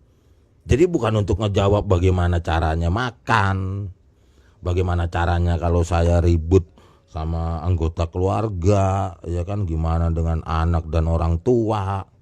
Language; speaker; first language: Indonesian; native; Indonesian